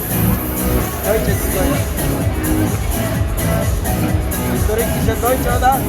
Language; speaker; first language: German; non-native, learner; Turkish